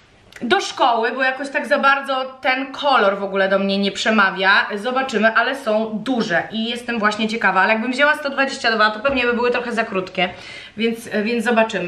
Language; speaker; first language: Polish; native; Polish